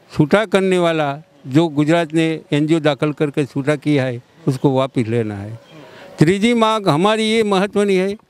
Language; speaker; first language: Hindi; non-native, local second language; Gujarati